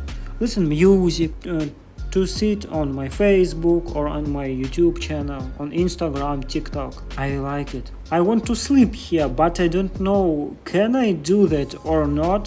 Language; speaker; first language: English; non-native, learner; Russian